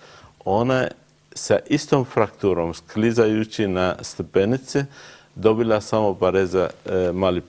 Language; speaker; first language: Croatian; non-native, learner; Arabic